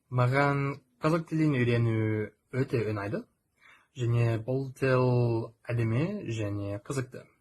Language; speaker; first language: Kazakh; non-native, learner; English